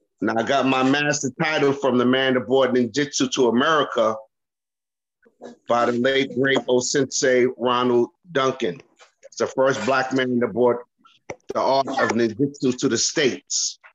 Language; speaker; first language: English; native; English